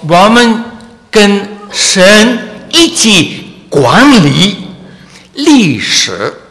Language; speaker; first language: Chinese; non-native, fluent; English